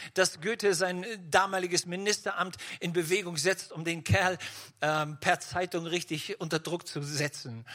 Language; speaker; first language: German; native; German